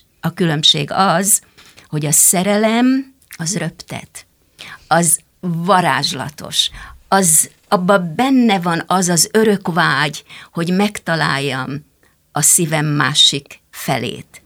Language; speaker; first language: Hungarian; native; Hungarian